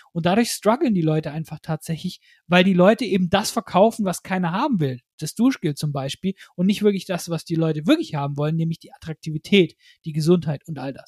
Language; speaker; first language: German; native; German